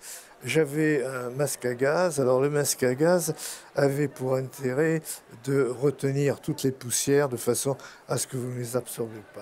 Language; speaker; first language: French; native; French